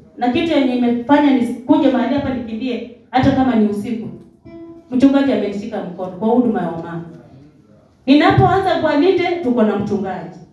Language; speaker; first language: Swahili; native; Swahili